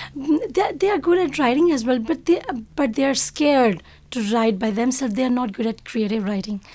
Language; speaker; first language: English; non-native, local second language; Urdu